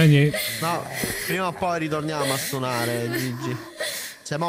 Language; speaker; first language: Italian; native; Italian